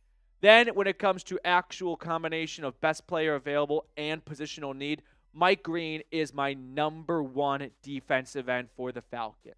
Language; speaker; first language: English; native; English